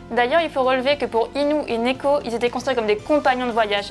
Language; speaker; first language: French; native; French